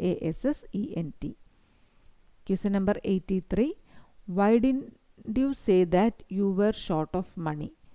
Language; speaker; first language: English; non-native, local second language; Malayalam